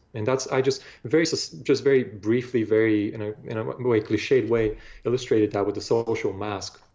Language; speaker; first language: English; non-native, fluent; Bulgarian